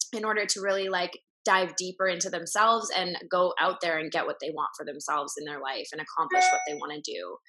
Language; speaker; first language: English; native; English